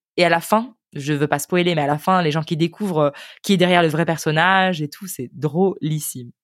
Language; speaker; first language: French; native; French